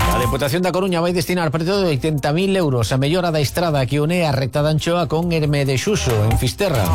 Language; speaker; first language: Galician; native; Galician